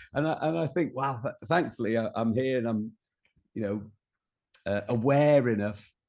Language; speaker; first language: English; native; English